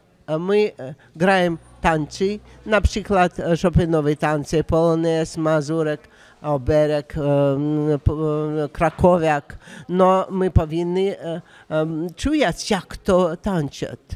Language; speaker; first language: Polish; non-native, learner; Russian